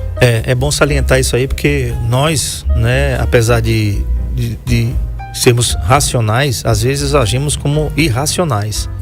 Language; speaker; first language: Portuguese; native; Portuguese